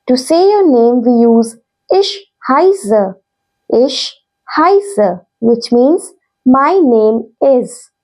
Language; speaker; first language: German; non-native, fluent; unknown